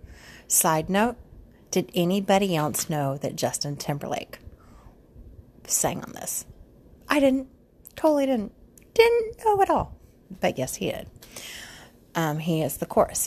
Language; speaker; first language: English; native; English